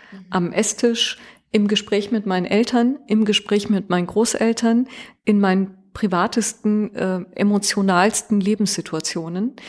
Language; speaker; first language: German; early bilingual, other home language; Persian